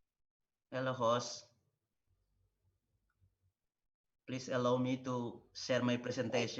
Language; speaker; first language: English; non-native, learner; Indonesian